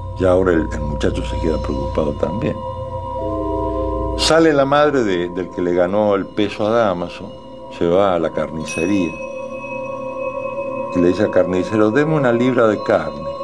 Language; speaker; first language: Spanish; native; Spanish